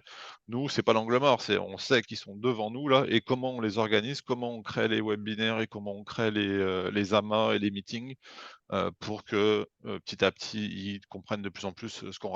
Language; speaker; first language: French; native; French